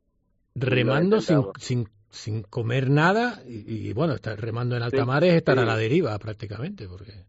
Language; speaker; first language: Spanish; native; Spanish